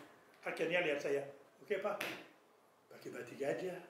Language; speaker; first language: Indonesian; non-native, fluent; French